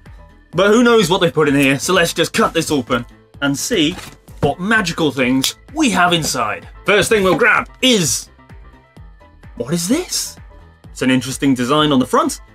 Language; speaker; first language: English; native; English